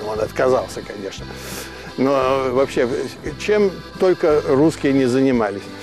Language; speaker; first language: Russian; early bilingual, heritage; Russian